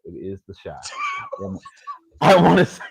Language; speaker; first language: English; native; English